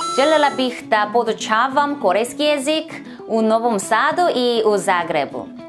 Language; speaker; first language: Serbian; non-native, learner; Korean